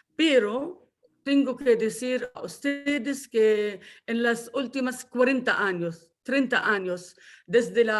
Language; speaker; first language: Spanish; non-native, fluent; Arabic